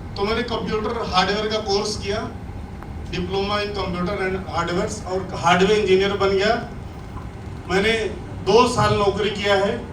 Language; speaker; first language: Hindi; native; Hindi